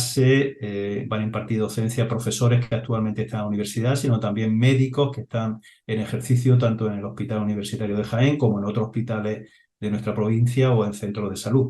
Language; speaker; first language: Spanish; native; Spanish